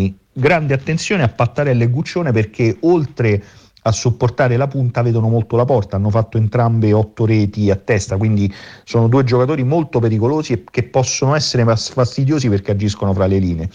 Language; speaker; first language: Italian; native; Italian